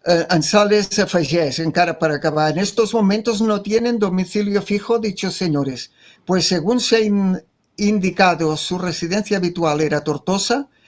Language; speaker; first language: Spanish; non-native, local second language; Catalan